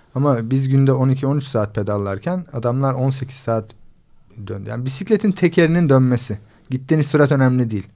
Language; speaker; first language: Turkish; native; Turkish